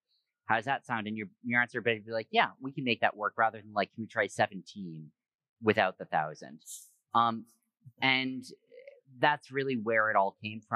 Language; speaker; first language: English; native; English